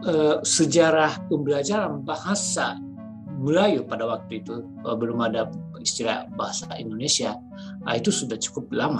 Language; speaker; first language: Indonesian; non-native, fluent; Japanese